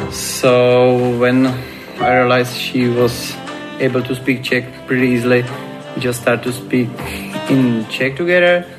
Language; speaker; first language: English; non-native, fluent; Slovak